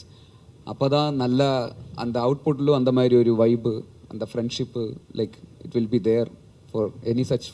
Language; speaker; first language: Tamil; non-native, learner; Malayalam